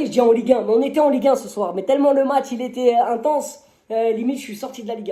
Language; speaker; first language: French; native; French